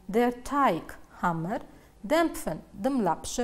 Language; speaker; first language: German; non-native, fluent; Uzbek